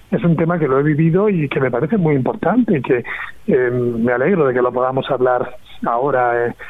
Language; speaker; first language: Spanish; native; Spanish